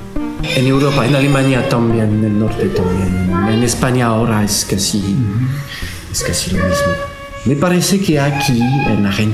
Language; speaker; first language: Spanish; non-native, learner; French